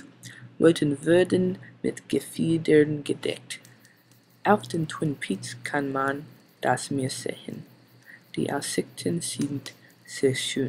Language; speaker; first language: German; non-native, learner; English